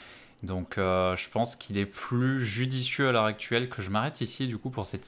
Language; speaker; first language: French; native; French